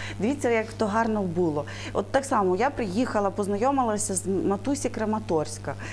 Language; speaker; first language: Ukrainian; native; Ukrainian